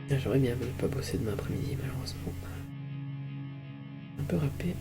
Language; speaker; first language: French; native; French